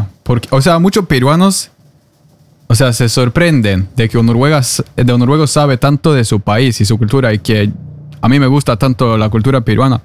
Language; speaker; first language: Spanish; non-native, fluent; Norwegian